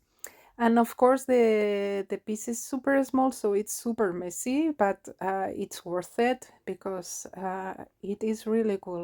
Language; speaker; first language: English; non-native, fluent; Spanish